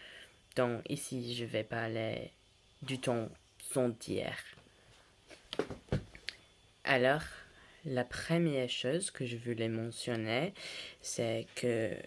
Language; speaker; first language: French; non-native, learner; English